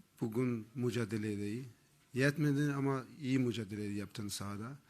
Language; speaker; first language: Turkish; non-native, learner; Portuguese